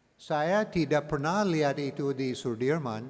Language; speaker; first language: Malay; non-native, learner; English